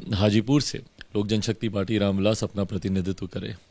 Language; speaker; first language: Hindi; native; Hindi